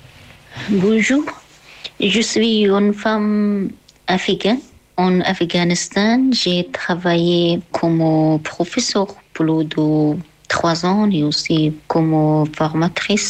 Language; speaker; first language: French; non-native, learner; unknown